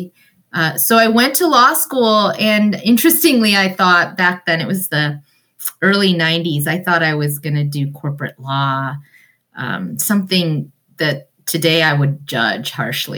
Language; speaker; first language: English; early bilingual, other home language; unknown